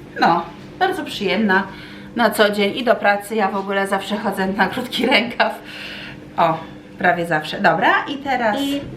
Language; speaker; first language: Polish; native; Polish